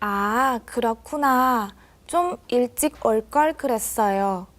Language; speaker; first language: Korean; non-native, learner; Thai